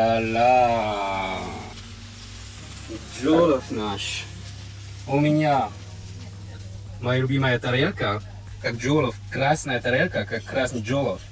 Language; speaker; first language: Russian; non-native, learner; French